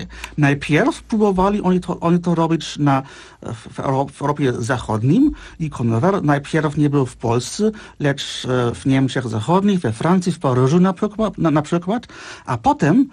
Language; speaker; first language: Polish; non-native, fluent; Czech